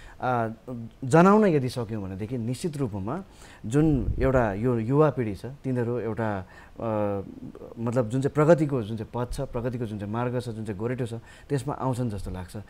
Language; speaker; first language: Nepali; native; Nepali